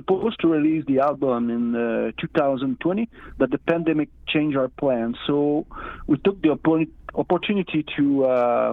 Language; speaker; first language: English; non-native, fluent; Innu-aimun